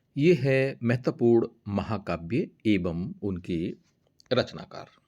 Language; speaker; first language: Hindi; native; Hindi